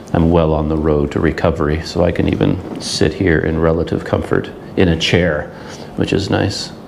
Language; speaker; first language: English; native; English